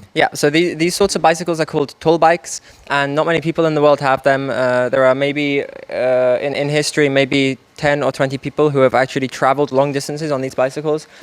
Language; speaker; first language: English; non-native, fluent; Italian